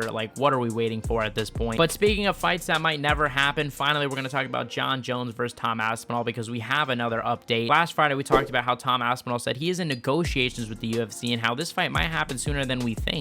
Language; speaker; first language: English; native; English